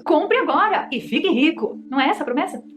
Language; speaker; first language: Portuguese; native; Portuguese